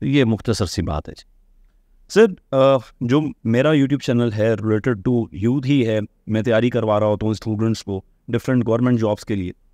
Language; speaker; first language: Urdu; native; Urdu